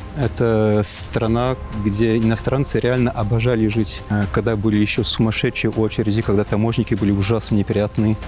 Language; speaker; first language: Russian; non-native, fluent; English